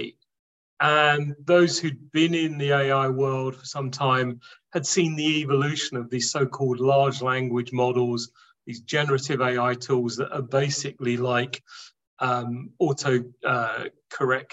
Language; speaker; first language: English; native; English